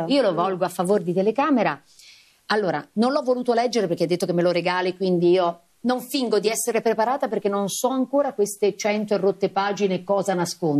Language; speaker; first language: Italian; native; Italian